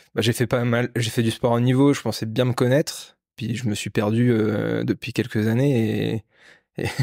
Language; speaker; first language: French; native; French